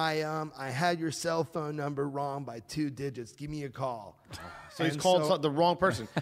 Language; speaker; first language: English; native; English